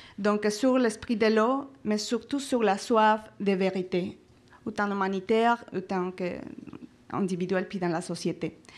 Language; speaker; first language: French; non-native, fluent; Spanish